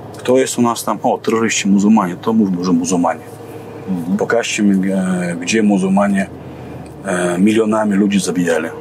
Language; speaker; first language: Polish; non-native, fluent; Chechen